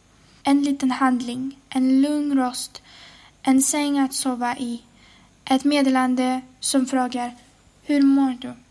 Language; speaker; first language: Swedish; non-native, fluent; Ukrainian